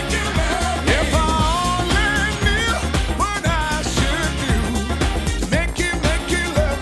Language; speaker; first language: English; native; English